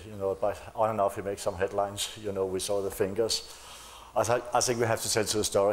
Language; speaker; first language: English; non-native, fluent; Danish